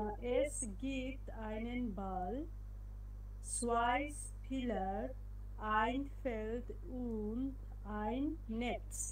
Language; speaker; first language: German; non-native, learner; Bangla